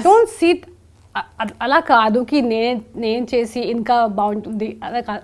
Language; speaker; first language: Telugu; non-native, local second language; Hindi